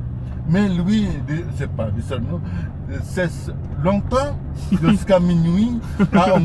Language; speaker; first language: French; non-native, learner; Indonesian